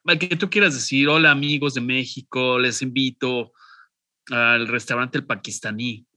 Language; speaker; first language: Spanish; native; Spanish